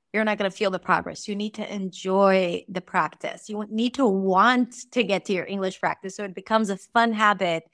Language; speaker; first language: English; non-native, fluent; Hebrew